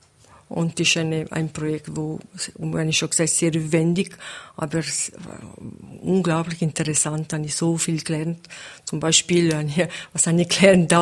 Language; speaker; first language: German; non-native, local second language; Italian